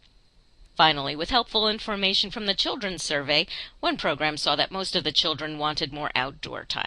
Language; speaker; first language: English; native; English